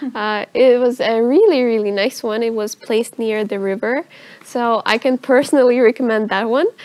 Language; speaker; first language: English; non-native, fluent; Russian